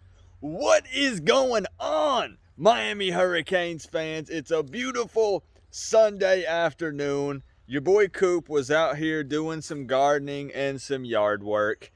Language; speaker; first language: English; native; English